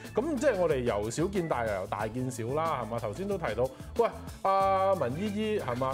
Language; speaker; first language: Cantonese; native; Cantonese